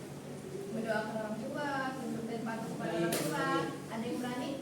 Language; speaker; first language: Indonesian; native; Indonesian